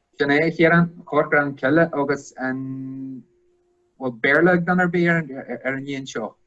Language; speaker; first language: Irish; non-native, local second language; English